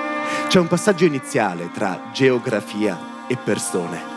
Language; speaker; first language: Italian; native; Italian